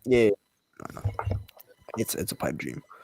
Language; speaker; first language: English; native; English